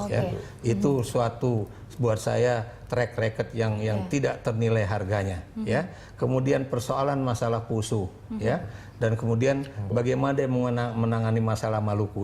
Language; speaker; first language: Indonesian; native; Indonesian